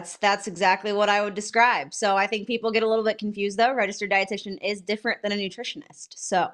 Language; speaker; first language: English; native; English